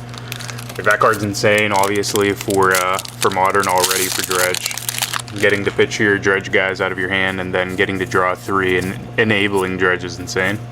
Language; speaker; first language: English; native; English